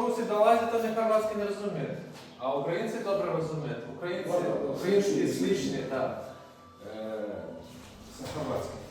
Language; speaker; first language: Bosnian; non-native, learner; Ukrainian